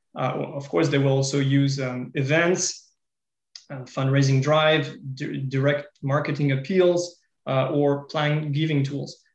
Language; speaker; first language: English; non-native, fluent; French